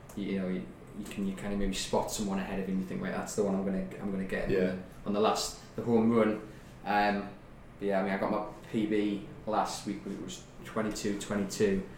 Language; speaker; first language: English; native; English